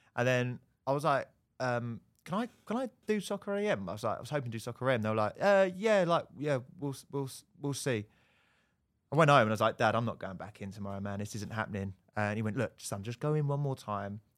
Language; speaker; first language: English; native; English